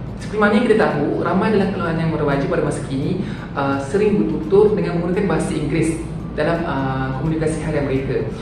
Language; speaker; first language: Malay; native; Malay